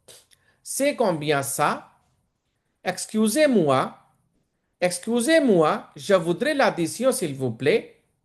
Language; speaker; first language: French; non-native, fluent; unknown